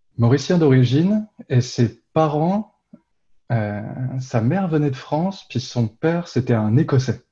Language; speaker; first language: French; native; French